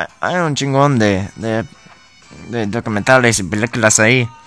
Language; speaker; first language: Spanish; non-native, learner; English